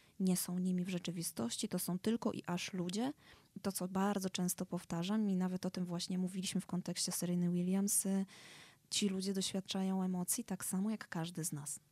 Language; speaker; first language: Polish; native; Polish